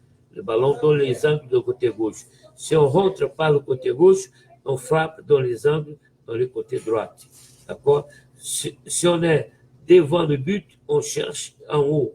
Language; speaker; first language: French; non-native, fluent; Portuguese